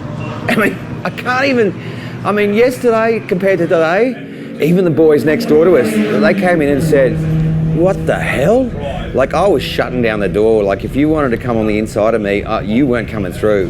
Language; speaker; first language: English; native; English